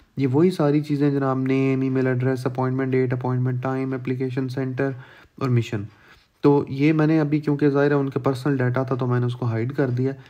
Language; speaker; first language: Urdu; native; Urdu